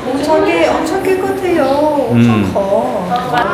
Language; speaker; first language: Korean; non-native, learner; Persian